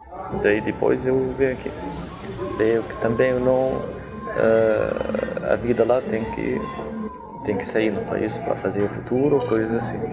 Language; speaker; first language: Portuguese; non-native, learner; Arabic